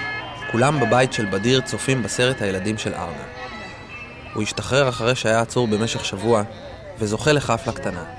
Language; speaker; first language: Hebrew; native; Hebrew